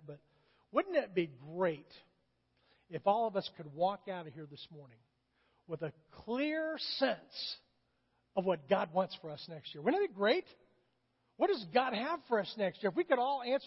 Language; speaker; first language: English; native; English